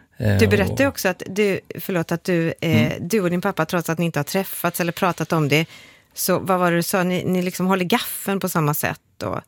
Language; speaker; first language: Swedish; native; Swedish